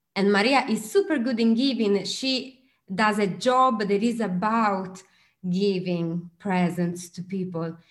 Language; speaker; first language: English; non-native, fluent; Italian